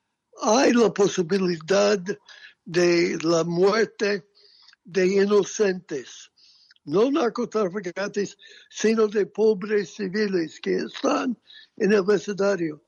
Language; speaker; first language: Spanish; non-native, fluent; English